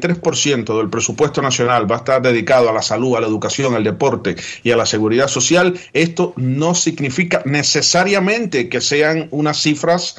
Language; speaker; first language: Spanish; native; Spanish